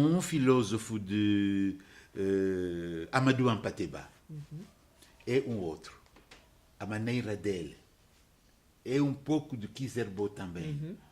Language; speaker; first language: Portuguese; non-native, fluent; French